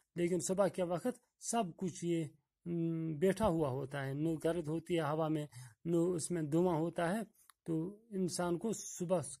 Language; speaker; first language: Urdu; non-native, local second language; Kashmiri